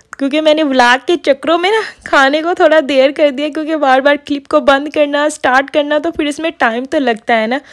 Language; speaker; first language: Urdu; non-native, local second language; Punjabi